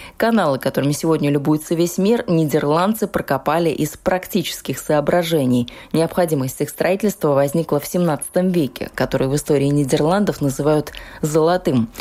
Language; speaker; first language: Russian; native; Russian